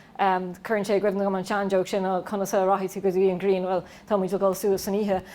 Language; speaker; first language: Irish; native; Irish